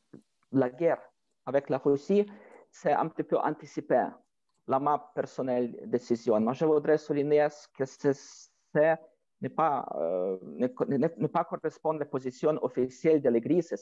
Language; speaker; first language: French; non-native, fluent; Ukrainian